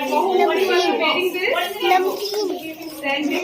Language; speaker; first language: English; non-native, local second language; Hindi